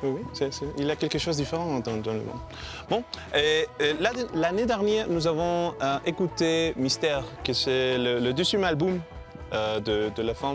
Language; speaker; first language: French; non-native, learner; Spanish